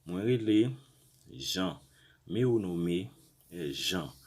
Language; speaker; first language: Portuguese; non-native, learner; Haitian Creole